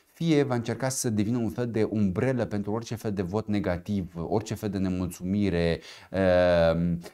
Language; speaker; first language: Romanian; native; Romanian